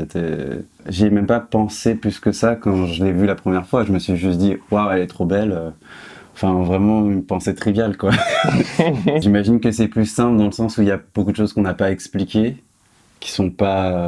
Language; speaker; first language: French; native; French